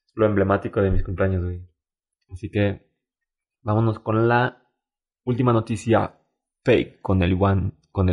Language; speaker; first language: Spanish; native; Spanish